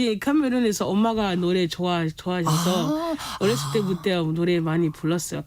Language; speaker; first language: Korean; non-native, fluent; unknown